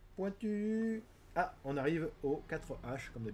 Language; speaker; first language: French; native; French